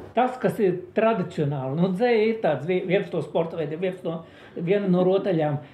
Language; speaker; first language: Latvian; native; Latvian